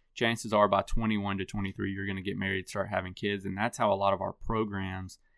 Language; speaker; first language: English; native; English